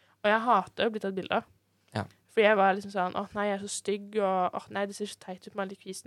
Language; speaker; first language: Norwegian; native; Norwegian